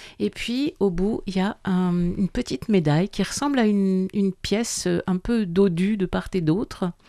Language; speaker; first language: French; native; French